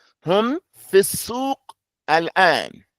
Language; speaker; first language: Arabic; non-native, fluent; English